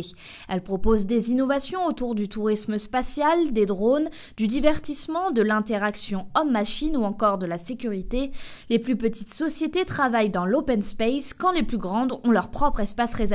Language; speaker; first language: French; native; French